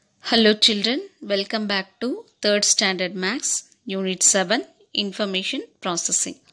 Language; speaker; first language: English; non-native, local second language; Tamil